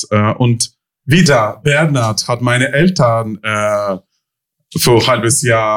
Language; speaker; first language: German; non-native, learner; Ukrainian